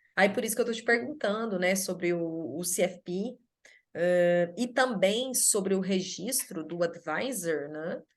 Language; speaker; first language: Portuguese; native; Portuguese